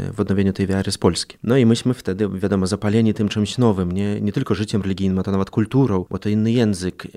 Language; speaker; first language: Polish; early bilingual, other home language; Belarusian